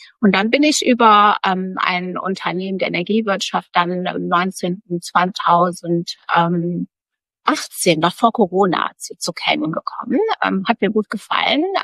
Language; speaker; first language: German; early bilingual, other home language; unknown